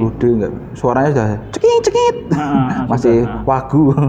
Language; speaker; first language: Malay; non-native, local second language; Javanese